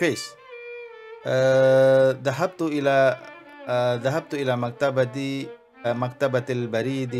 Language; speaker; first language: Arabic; non-native, fluent; Indonesian